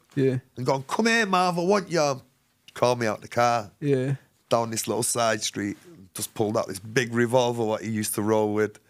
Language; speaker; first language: English; native; English